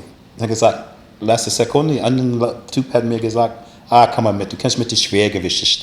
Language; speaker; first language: German; non-native, learner; English